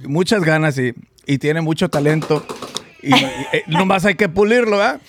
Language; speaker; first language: Spanish; early bilingual, heritage; Spanish